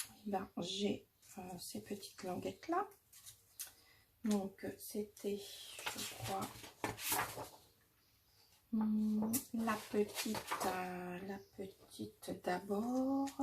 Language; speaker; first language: French; native; French